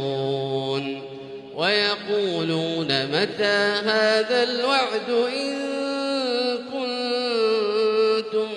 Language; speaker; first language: Arabic; native; Arabic